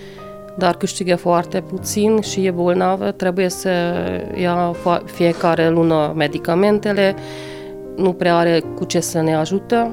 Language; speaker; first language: Romanian; non-native, local second language; Hungarian